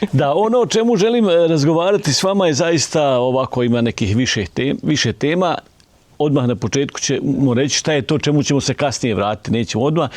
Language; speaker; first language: Bosnian; native; Bosnian